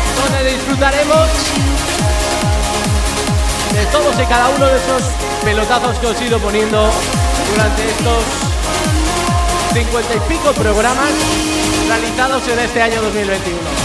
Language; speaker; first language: Spanish; native; Spanish